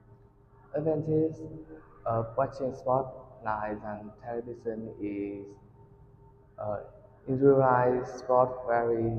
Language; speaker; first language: English; non-native, learner; Vietnamese